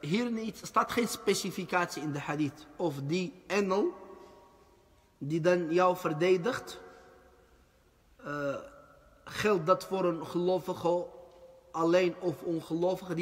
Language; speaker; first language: Dutch; early bilingual, other home language; Arabic